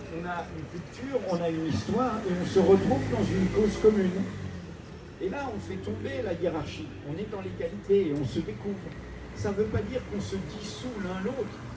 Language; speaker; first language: French; native; French